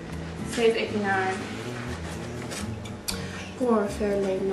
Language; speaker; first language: French; non-native, learner; English